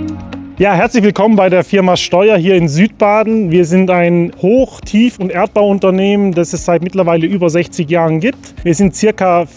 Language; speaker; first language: German; native; German